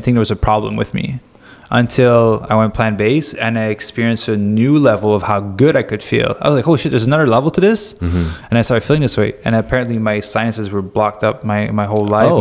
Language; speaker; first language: English; native; English